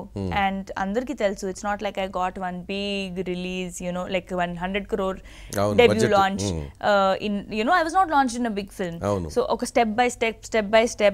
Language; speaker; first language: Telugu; non-native, local second language; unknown